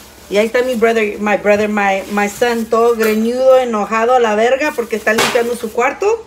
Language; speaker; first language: Spanish; early bilingual, heritage; Spanish